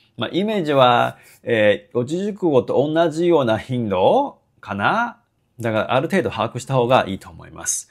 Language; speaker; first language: Japanese; non-native, fluent; Chinese